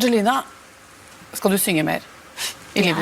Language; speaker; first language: Norwegian; native; Norwegian